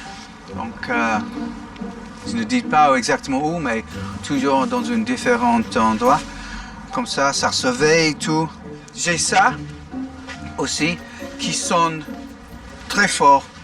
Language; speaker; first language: French; non-native, fluent; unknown